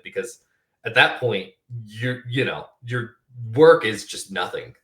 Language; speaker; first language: English; native; English